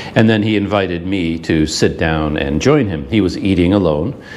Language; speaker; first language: English; native; English